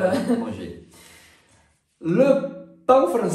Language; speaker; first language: French; non-native, fluent; Portuguese